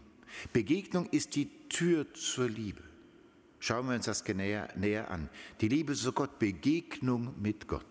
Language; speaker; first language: German; native; German